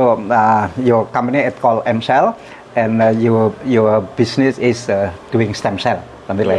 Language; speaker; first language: English; non-native, learner; Indonesian